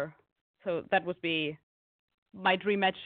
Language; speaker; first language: English; non-native, fluent; German